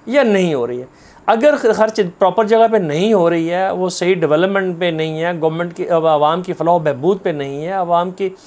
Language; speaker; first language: Urdu; non-native, local second language; Punjabi